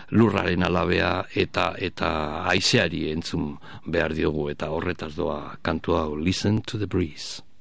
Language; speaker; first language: Basque; native; Basque